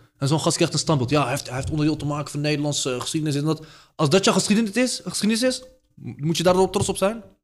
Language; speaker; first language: Dutch; early bilingual, other home language; Arabic